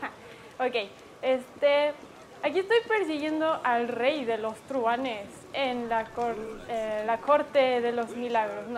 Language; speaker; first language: Spanish; native; Spanish